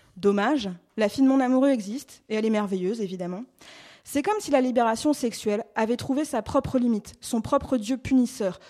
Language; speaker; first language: French; native; French